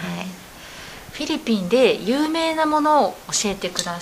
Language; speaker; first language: Japanese; native; Japanese